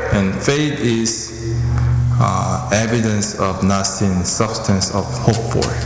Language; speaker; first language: English; non-native, fluent; Korean